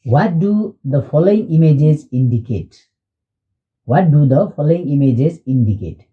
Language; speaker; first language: English; non-native, local second language; Nepali